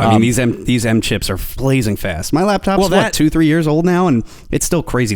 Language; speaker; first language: English; native; English